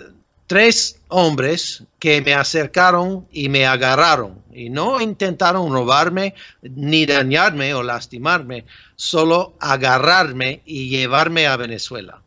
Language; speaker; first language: Spanish; non-native, fluent; English